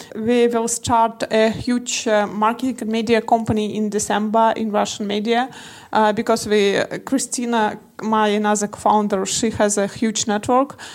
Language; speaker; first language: English; non-native, learner; Russian